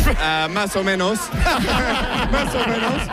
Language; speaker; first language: Spanish; non-native, learner; English